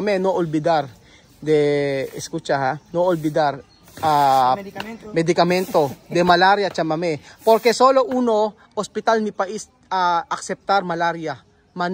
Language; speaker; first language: Spanish; non-native, learner; Filipino